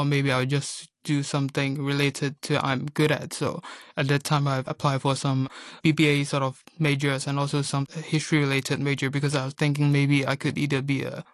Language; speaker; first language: English; non-native, local second language; Urdu